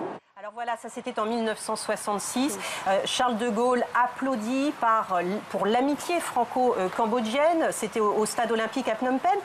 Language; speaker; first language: French; native; French